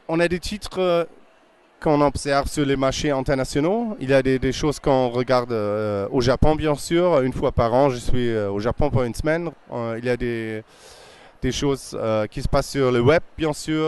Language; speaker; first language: French; non-native, fluent; German